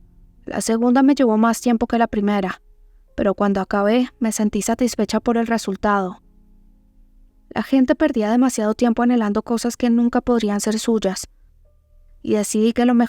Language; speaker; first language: Spanish; native; Spanish